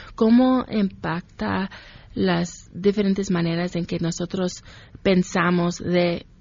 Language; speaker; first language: Spanish; early bilingual, heritage; Spanish